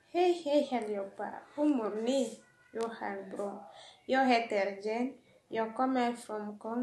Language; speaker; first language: Swedish; non-native, learner; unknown